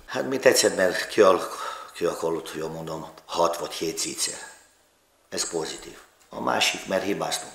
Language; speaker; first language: Hungarian; non-native, learner; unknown